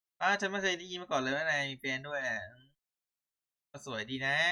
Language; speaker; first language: Thai; native; Thai